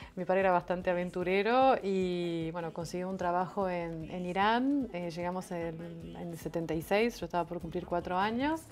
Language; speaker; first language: Spanish; non-native, fluent; French